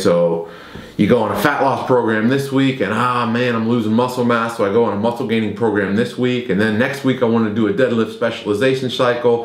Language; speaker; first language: English; native; English